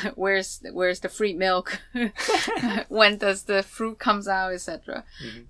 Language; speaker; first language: English; non-native, fluent; Chinese